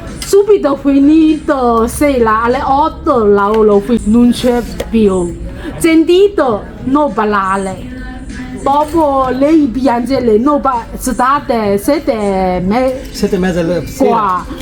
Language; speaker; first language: Italian; non-native, learner; Chinese